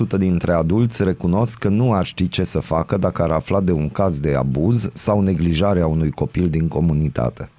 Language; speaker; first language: Romanian; non-native, local second language; Hungarian